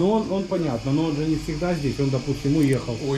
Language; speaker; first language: Russian; native; Russian